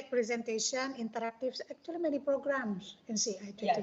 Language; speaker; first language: English; non-native, fluent; Indonesian